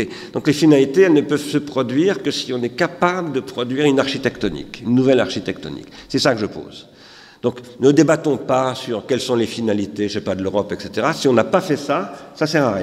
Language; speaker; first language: French; native; French